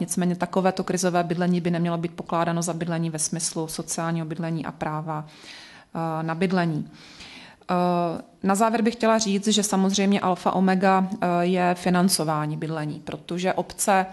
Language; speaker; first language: Czech; native; Czech